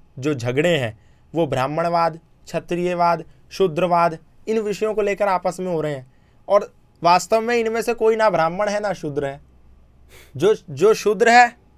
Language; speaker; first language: Hindi; native; Hindi